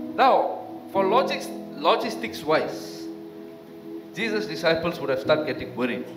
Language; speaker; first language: English; non-native, local second language; Tamil